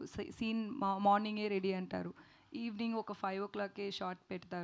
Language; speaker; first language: Telugu; non-native, learner; Tamil